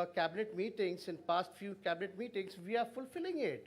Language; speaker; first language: English; non-native, local second language; Hindi